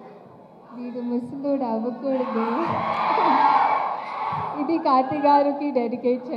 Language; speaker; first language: Telugu; non-native, fluent; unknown